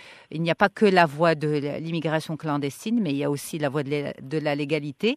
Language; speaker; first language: French; non-native, local second language; Arabic